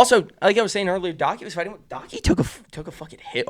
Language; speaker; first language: English; native; English